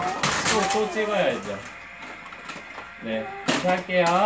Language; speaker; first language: Korean; native; Korean